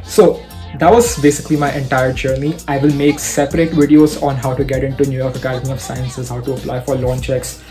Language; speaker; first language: English; non-native, local second language; Hindi